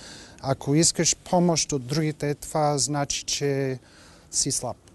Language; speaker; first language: Bulgarian; non-native, fluent; English